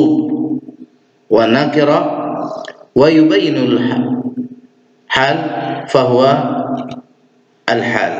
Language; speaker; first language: Arabic; non-native, fluent; Indonesian